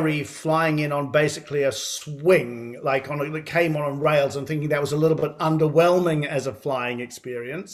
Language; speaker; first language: English; native; English